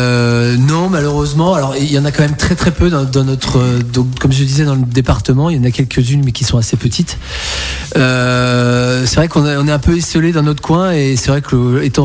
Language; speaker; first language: French; native; French